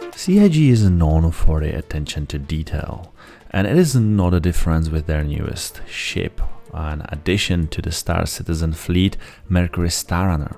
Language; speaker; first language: English; non-native, fluent; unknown